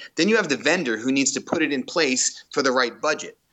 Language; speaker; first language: English; native; English